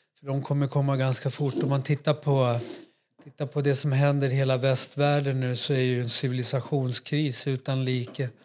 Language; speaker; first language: Swedish; native; Swedish